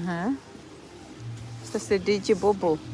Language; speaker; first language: German; non-native, learner; Cebuano